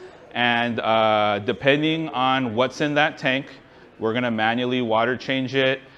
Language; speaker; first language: English; native; English